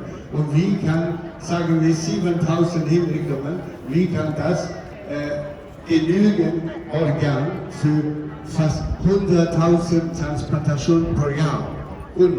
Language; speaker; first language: German; non-native, fluent; Cantonese